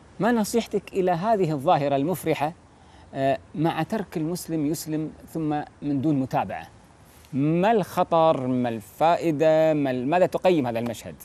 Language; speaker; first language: Arabic; native; Arabic